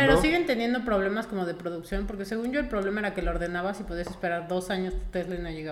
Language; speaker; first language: Spanish; native; Spanish